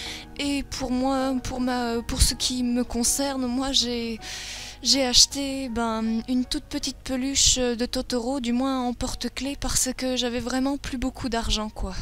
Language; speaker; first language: French; native; French